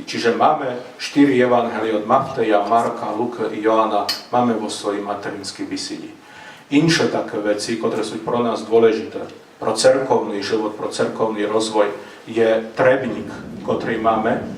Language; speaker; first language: Slovak; non-native, local second language; Rusyn